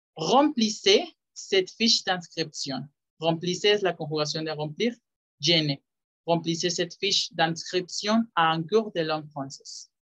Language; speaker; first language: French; non-native, fluent; Spanish